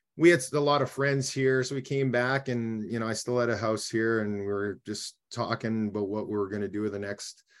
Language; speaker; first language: English; native; English